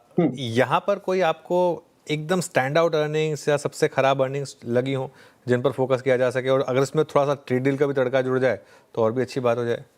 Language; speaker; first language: Hindi; native; Hindi